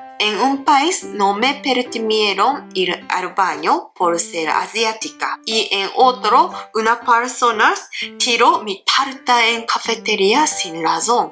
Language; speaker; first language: Spanish; non-native, learner; Japanese